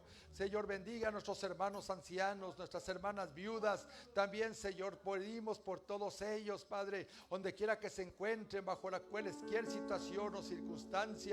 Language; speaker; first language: Spanish; native; Spanish